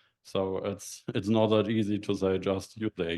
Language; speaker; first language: English; non-native, fluent; German